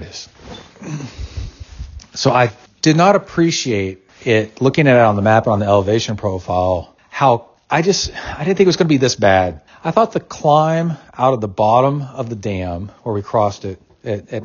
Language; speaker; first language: English; native; English